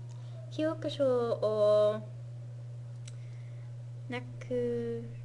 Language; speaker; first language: Japanese; non-native, learner; English